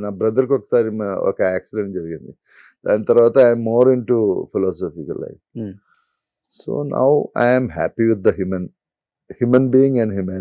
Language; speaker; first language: Telugu; non-native, fluent; Malayalam